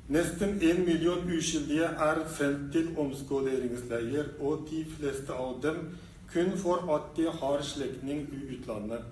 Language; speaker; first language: Norwegian; non-native, fluent; Uyghur